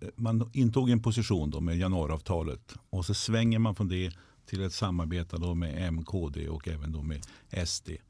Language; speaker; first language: Swedish; native; Swedish